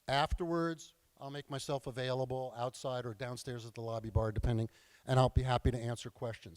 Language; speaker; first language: English; native; English